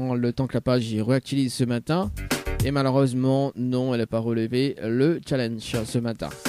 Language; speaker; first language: French; native; French